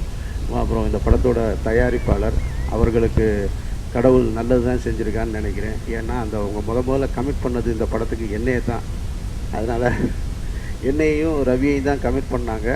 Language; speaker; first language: Tamil; native; Tamil